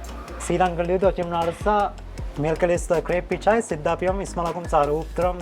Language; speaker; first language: Russian; non-native, learner; Sinhala